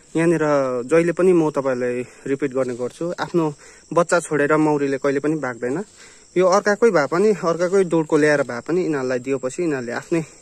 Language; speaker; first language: Nepali; native; Nepali